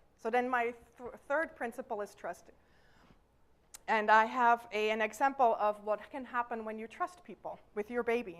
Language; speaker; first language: English; non-native, fluent; German